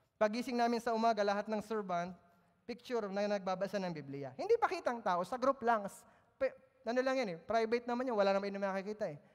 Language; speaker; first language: Filipino; native; Filipino